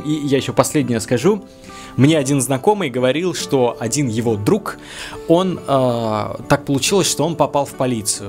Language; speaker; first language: Russian; native; Russian